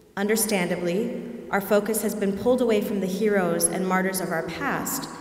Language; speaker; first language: English; native; English